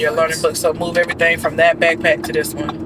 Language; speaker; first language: English; native; English